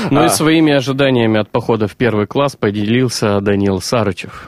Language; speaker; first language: Russian; native; Russian